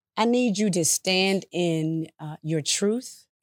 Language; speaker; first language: English; early bilingual, other home language; Upper Guinea Crioulo